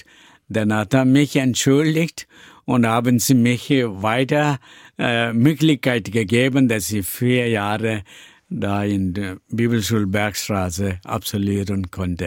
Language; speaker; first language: German; non-native, learner; Tamil